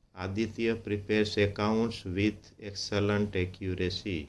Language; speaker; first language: English; non-native, local second language; Gujarati